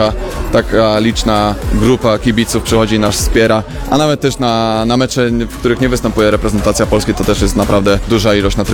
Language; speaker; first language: Polish; native; Polish